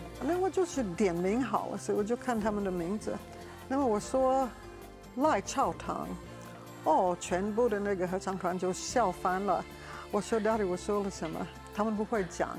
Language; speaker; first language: Chinese; non-native, fluent; English